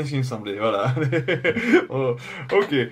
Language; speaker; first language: French; native; French